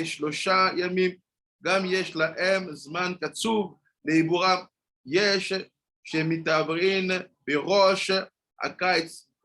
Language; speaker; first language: Hebrew; non-native, fluent; French